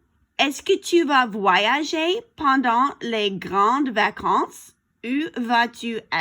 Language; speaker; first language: French; non-native, fluent; English